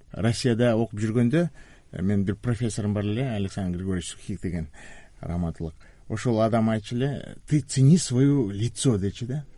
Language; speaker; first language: Kyrgyz; native; Kyrgyz